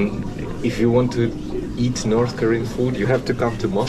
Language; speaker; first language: English; non-native, fluent; Russian